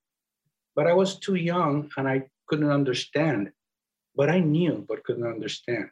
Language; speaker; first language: English; non-native, fluent; Spanish